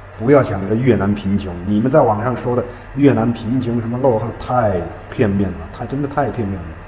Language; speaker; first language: Chinese; native; Chinese